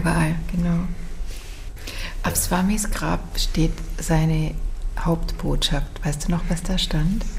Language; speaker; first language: German; native; German